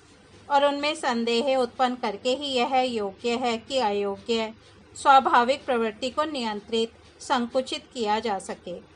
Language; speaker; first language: Hindi; native; Hindi